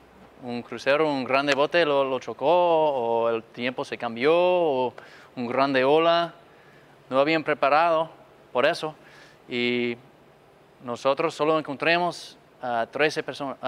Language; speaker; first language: Spanish; non-native, fluent; English